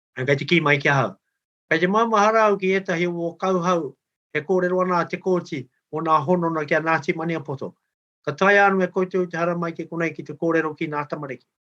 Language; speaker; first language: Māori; native; Māori